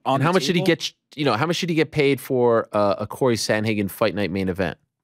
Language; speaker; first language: English; native; English